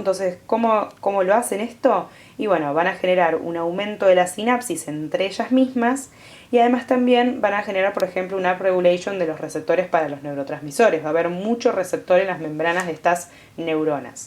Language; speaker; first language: Spanish; native; Spanish